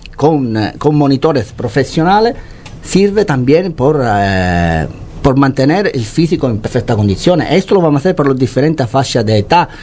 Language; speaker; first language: Spanish; non-native, fluent; Italian